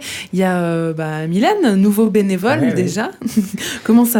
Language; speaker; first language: French; native; French